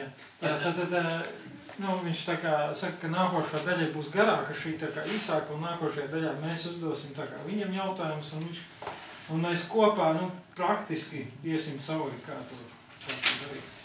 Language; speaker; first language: Latvian; native; Latvian